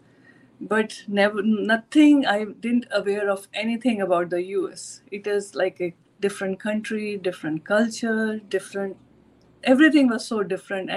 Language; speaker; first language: English; non-native, local second language; Hindi